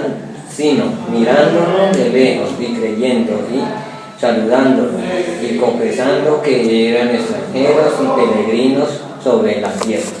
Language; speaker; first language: Spanish; native; Spanish